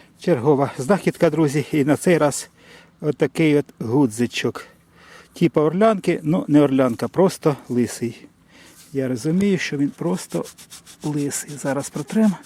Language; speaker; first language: Ukrainian; non-native, local second language; Russian